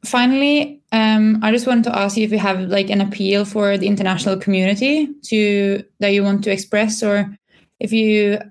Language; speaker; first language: English; non-native, fluent; Norwegian